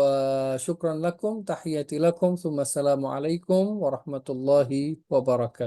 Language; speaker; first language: Arabic; non-native, fluent; Indonesian